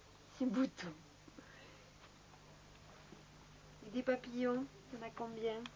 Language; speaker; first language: French; native; French